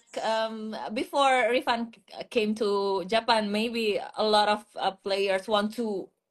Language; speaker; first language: English; non-native, learner; Indonesian